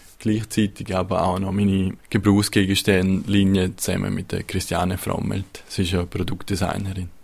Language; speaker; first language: German; non-native, local second language; Italian